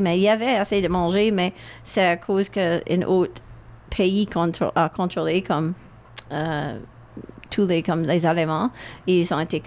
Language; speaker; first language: French; non-native, local second language; English